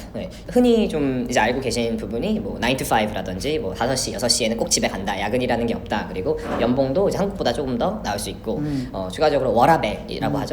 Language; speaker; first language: Korean; early bilingual, heritage; Korean